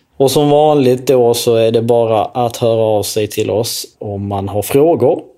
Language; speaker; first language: Swedish; early bilingual, other home language; Albanian